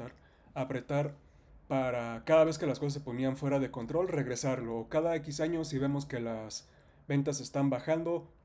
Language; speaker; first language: Spanish; native; Spanish